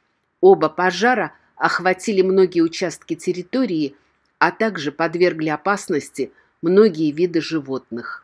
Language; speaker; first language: Russian; native; Russian